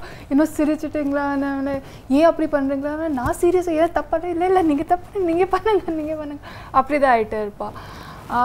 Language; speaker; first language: Tamil; non-native, learner; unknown